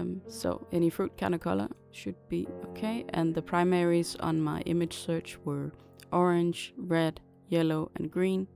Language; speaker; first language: English; non-native, fluent; Danish